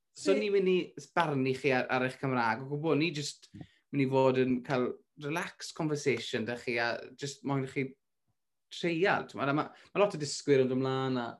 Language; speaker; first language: Welsh; native; Welsh